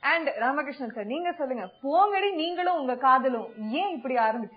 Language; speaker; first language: Tamil; native; Tamil